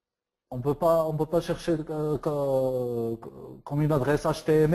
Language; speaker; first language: French; non-native, learner; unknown